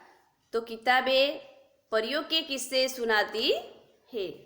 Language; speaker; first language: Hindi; non-native, local second language; Gujarati